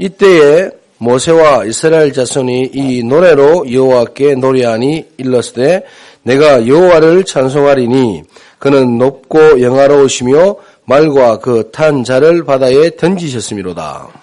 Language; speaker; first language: Korean; native; Korean